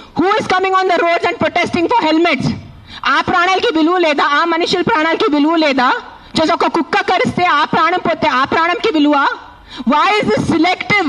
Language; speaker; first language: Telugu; non-native, fluent; Marathi